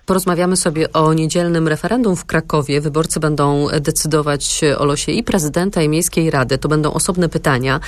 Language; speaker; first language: Polish; native; Polish